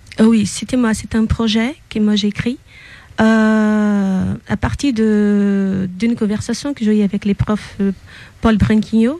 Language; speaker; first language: French; non-native, fluent; Portuguese